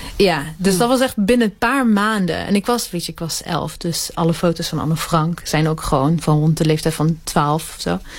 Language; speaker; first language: Dutch; early bilingual, other home language; Hebrew